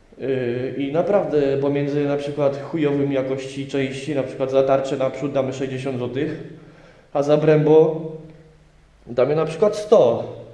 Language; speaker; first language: Polish; native; Polish